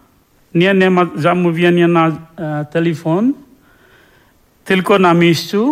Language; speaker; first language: Polish; non-native, learner; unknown